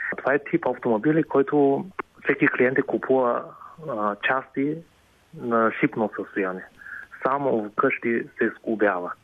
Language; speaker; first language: Bulgarian; non-native, fluent; Chinese